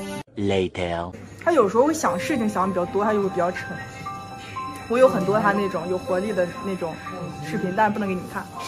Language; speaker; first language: Chinese; native; Chinese